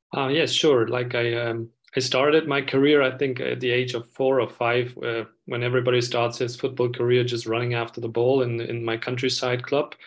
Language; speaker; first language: English; non-native, fluent; German